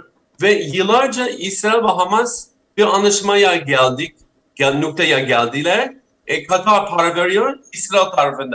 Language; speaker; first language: Turkish; non-native, fluent; English